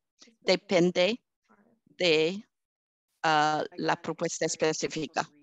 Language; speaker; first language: Spanish; early bilingual, heritage; English